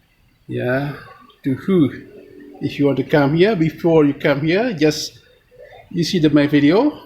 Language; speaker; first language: English; non-native, learner; Indonesian